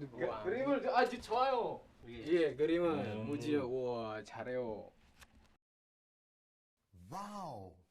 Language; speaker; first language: Korean; non-native, learner; Indonesian